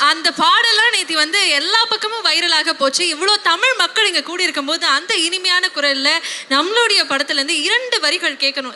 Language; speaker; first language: Tamil; native; Tamil